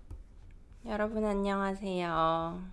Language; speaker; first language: Korean; non-native, fluent; English